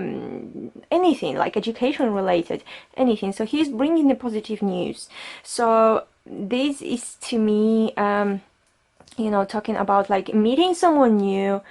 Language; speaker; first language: English; non-native, fluent; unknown